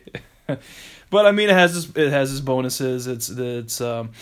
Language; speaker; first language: English; native; English